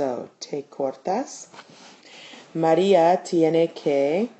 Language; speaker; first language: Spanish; non-native, fluent; English